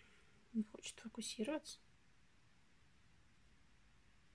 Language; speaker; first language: Russian; native; Russian